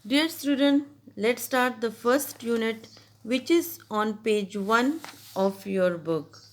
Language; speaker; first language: English; non-native, local second language; Urdu